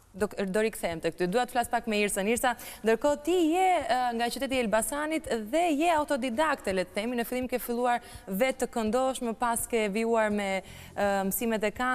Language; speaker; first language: Albanian; native; Albanian